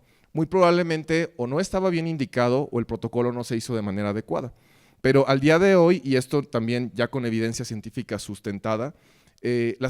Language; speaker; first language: Spanish; native; Spanish